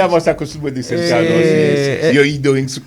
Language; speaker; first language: Spanish; non-native, fluent; Haitian Creole